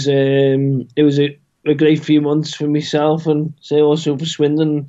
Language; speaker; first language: English; native; English